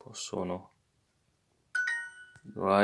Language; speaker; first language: Italian; non-native, fluent; English